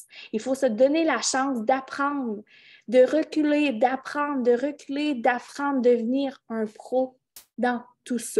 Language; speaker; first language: French; native; French